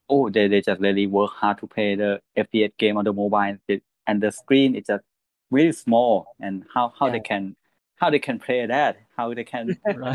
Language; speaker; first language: English; non-native, learner; Thai